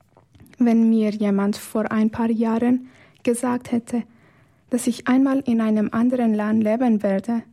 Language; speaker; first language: German; non-native, fluent; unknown